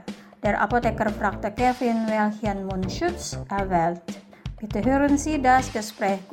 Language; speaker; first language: German; non-native, fluent; Indonesian